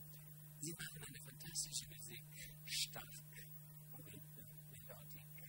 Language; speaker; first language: German; non-native, learner; Spanish